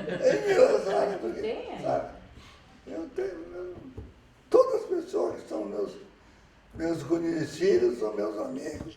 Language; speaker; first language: Portuguese; early bilingual, other home language; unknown